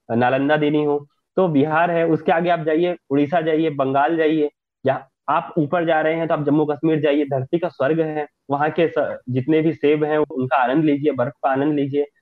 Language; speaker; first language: Hindi; native; Hindi